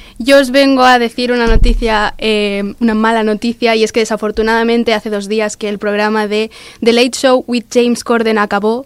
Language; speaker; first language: Spanish; native; Spanish